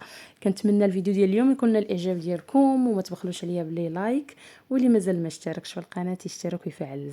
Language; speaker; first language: Arabic; native; Arabic